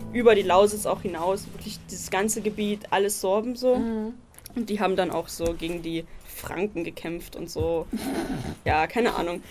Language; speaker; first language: German; non-native, local second language; Upper Sorbian